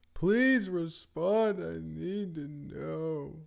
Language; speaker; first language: English; native; English